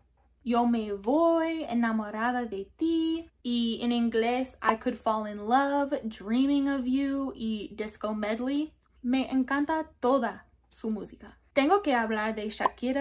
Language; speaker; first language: Spanish; non-native, learner; English